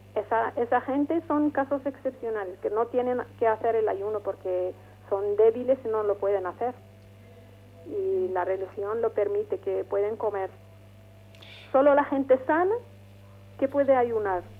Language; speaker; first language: Spanish; non-native, fluent; Arabic